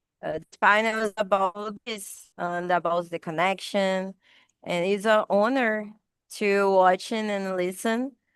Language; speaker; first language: English; non-native, learner; Portuguese